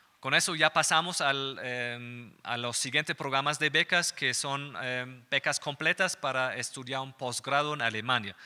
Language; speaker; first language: Spanish; non-native, fluent; German